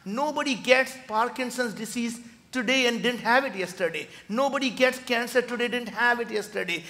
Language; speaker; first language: English; non-native, local second language; Hindi